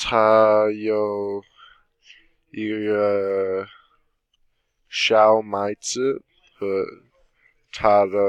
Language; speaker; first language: Chinese; non-native, learner; English